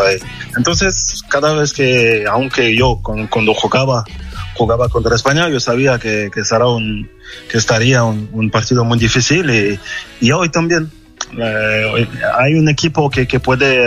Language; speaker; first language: Spanish; non-native, fluent; French